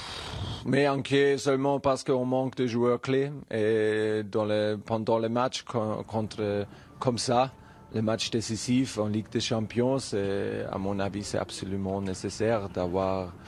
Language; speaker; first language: French; non-native, learner; German